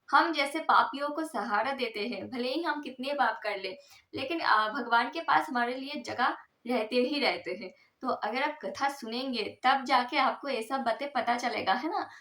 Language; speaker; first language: Hindi; non-native, local second language; Bangla